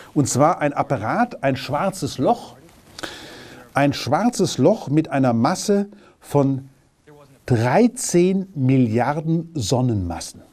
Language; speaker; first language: German; native; German